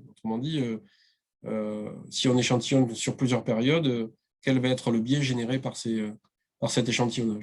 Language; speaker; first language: French; native; French